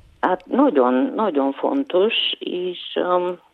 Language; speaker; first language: Hungarian; non-native, fluent; Bulgarian